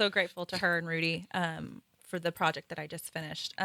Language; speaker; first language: English; native; English